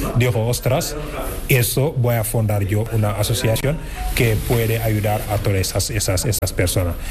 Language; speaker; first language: Spanish; non-native, fluent; Wolof